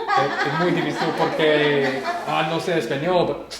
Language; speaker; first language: Spanish; non-native, learner; English